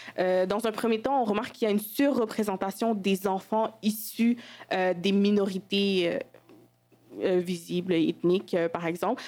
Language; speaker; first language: French; early bilingual, other home language; Wolof